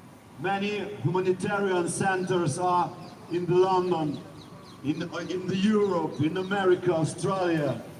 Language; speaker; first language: English; non-native, learner; Ukrainian